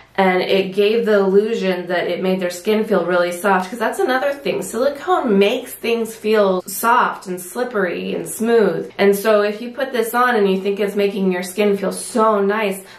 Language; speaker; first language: English; native; English